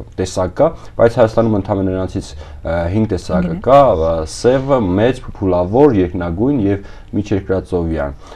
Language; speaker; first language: Armenian; native; Armenian